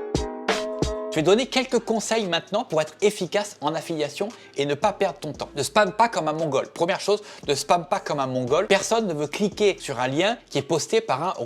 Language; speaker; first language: French; native; French